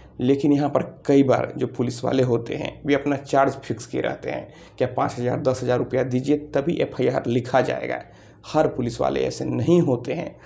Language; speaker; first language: Hindi; native; Hindi